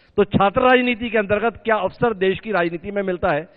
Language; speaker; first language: Hindi; native; Hindi